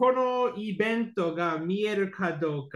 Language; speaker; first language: Japanese; non-native, learner; English